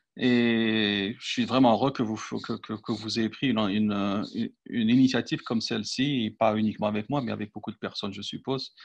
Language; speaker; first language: French; non-native, local second language; Arabic